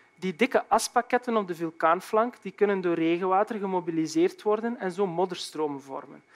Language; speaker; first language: Dutch; native; Dutch